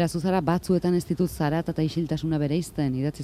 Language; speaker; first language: Basque; native; Basque